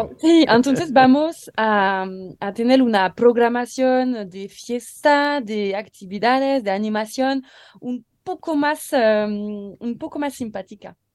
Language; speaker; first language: Spanish; non-native, learner; French